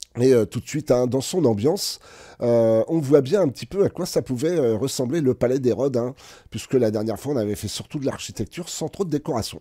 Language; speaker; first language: French; native; French